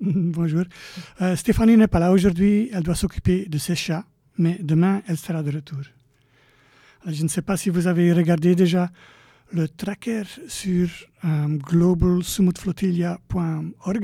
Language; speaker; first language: French; native; French